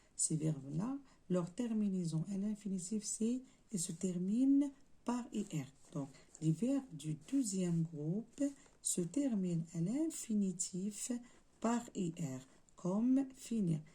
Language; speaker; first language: French; non-native, local second language; Arabic